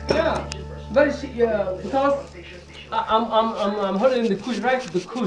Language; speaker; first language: English; non-native, learner; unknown